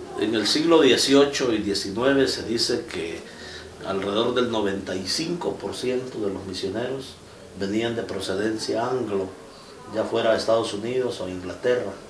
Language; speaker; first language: Spanish; native; Spanish